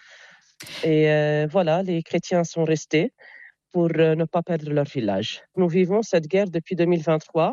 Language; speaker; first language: French; non-native, local second language; Arabic